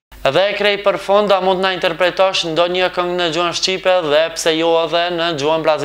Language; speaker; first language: Albanian; native; Albanian